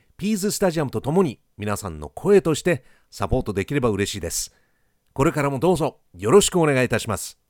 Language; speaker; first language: Japanese; early bilingual, heritage; Japanese